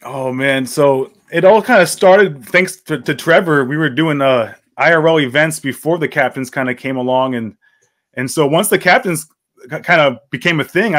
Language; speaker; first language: English; native; English